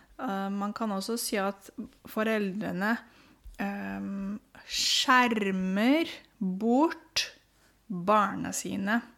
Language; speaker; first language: Norwegian; non-native, fluent; Romanian